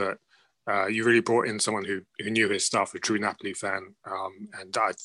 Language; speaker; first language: English; native; English